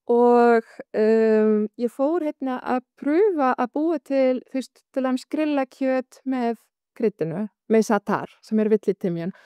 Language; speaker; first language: Icelandic; non-native, fluent; Arabic